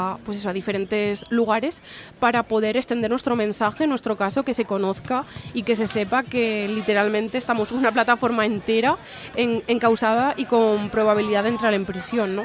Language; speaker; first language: Spanish; native; Spanish